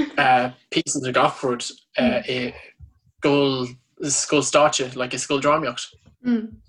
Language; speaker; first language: Irish; non-native, local second language; English